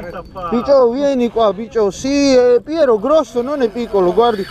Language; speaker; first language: Italian; non-native, learner; Georgian